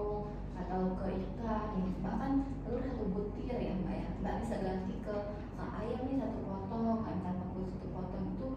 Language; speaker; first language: Indonesian; native; Indonesian